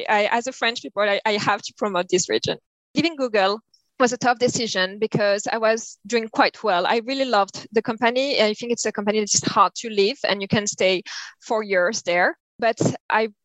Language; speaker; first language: English; non-native, fluent; French